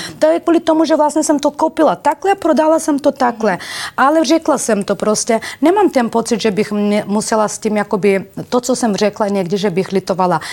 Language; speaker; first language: Czech; non-native, fluent; Bulgarian